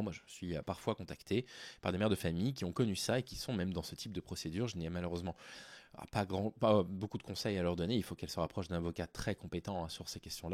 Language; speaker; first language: French; native; French